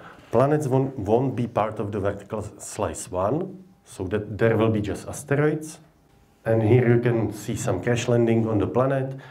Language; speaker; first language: English; non-native, fluent; Czech